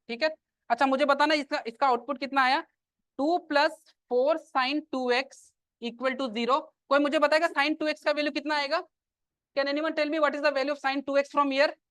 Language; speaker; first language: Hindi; non-native, local second language; Assamese